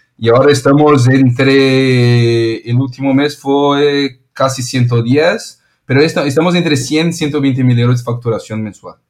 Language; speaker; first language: Spanish; non-native, fluent; Portuguese